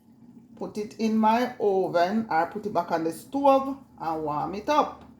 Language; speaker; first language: English; non-native, local second language; Jamaican Creole English